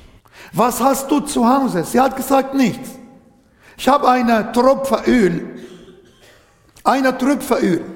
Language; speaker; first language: German; non-native, fluent; Arabic